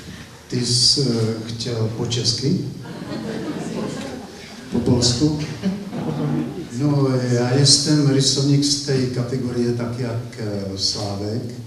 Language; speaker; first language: Polish; non-native, learner; Czech